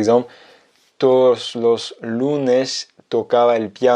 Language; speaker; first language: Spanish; non-native, fluent; French